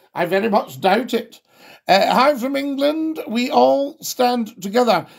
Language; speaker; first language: English; native; English